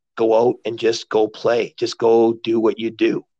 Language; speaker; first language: English; native; English